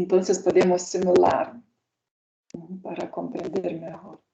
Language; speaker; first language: Spanish; non-native, learner; Lithuanian